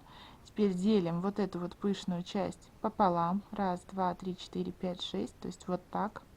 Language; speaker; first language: Russian; native; Russian